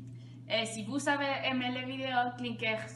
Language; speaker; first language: French; non-native, learner; Spanish